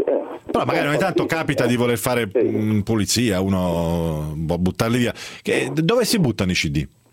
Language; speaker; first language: Italian; native; Italian